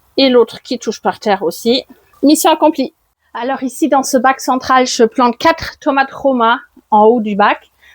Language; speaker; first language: French; non-native, fluent; German